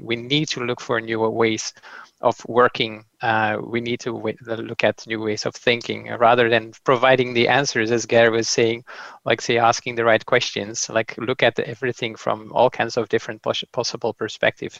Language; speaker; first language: English; non-native, fluent; Dutch